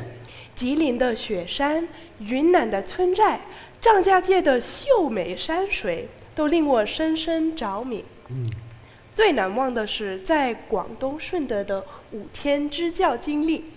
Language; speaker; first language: Chinese; non-native, fluent; English